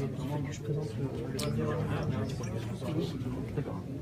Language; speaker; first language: French; native; French